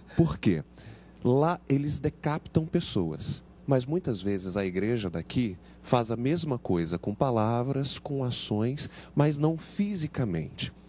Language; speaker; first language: Portuguese; native; Portuguese